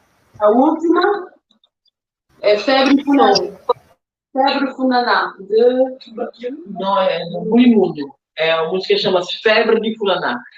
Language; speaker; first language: Portuguese; non-native, local second language; Kabuverdianu